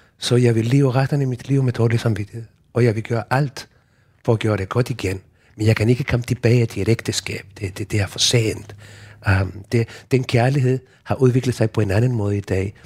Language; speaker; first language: Danish; non-native, fluent; Spanish